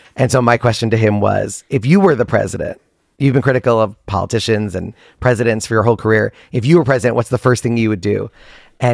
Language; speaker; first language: English; native; English